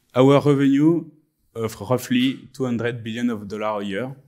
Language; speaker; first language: English; non-native, fluent; French